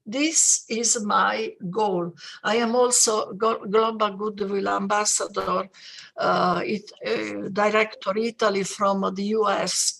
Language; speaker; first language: English; non-native, fluent; Italian